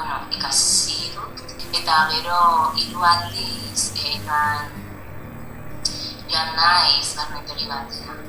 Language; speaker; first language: Basque; non-native, learner; Spanish